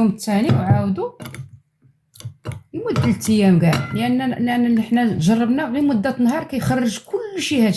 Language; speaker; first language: Arabic; native; Arabic